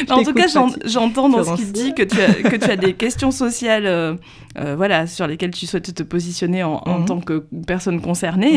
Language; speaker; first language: French; native; French